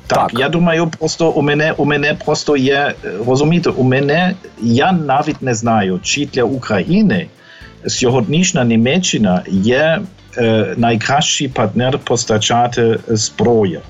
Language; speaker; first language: Ukrainian; non-native, fluent; German